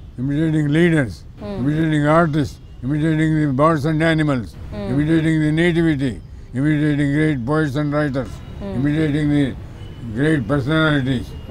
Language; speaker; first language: Telugu; native; Telugu